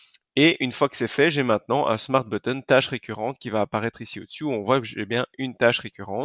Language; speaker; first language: French; native; French